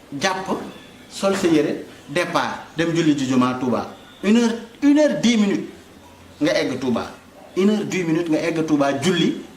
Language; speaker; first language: Wolof; native; Wolof